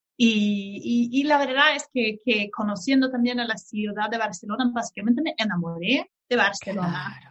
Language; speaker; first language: Spanish; non-native, fluent; Swedish